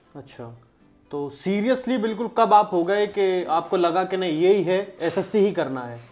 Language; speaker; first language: Hindi; native; Hindi